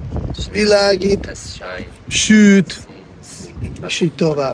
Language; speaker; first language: Hungarian; non-native, fluent; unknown